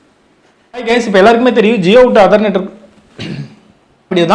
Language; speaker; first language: Tamil; native; Tamil